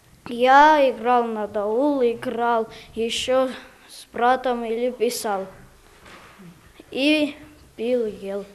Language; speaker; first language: Russian; non-native, learner; Armenian